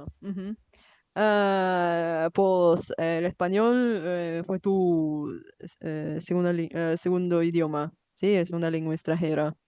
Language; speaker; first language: Spanish; non-native, fluent; Bulgarian